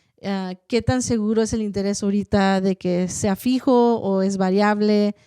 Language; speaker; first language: Spanish; early bilingual, heritage; Spanish